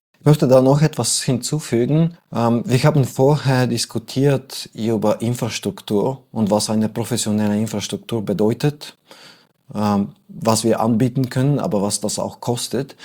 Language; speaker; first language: German; non-native, fluent; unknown